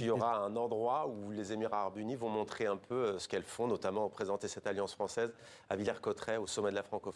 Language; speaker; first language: French; native; French